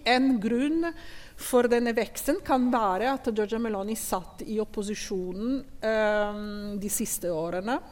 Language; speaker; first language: Norwegian; non-native, fluent; Italian